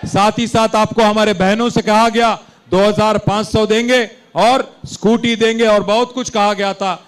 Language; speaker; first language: Hindi; non-native, local second language; Telugu